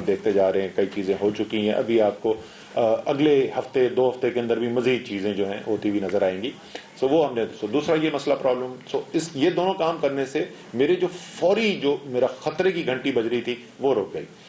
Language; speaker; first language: Urdu; native; Urdu